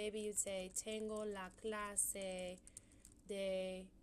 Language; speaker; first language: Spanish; non-native, fluent; English